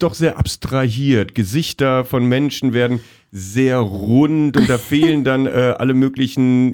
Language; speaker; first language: German; native; German